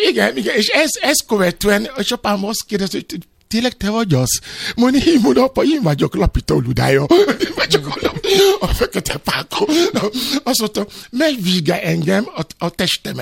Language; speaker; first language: Hungarian; non-native, fluent; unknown